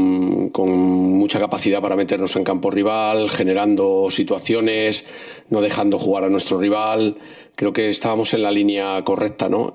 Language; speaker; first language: Spanish; native; Spanish